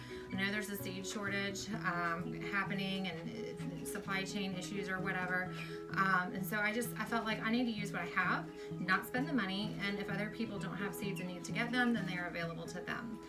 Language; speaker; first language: English; native; English